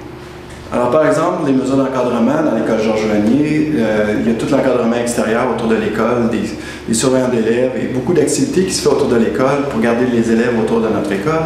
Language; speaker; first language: French; native; French